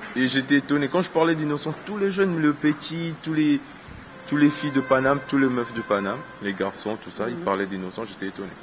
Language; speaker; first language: French; non-native, local second language; Lingala